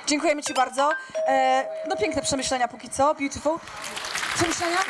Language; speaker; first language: Polish; native; Polish